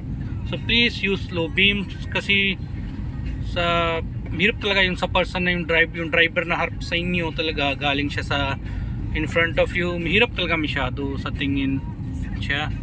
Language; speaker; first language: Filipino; non-native, learner; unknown